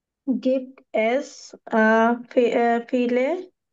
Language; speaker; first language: German; non-native, learner; Bangla